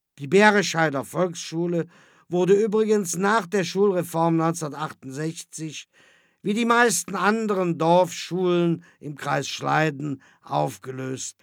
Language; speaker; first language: German; native; German